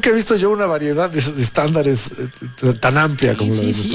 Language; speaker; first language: Spanish; native; Spanish